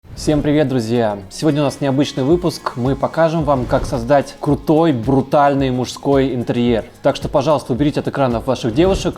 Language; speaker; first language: Russian; native; Russian